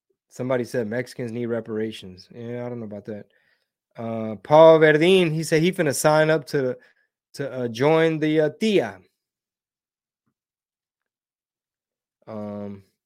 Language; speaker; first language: English; early bilingual, other home language; Spanish